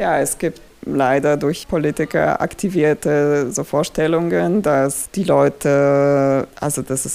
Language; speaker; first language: German; non-native, fluent; Polish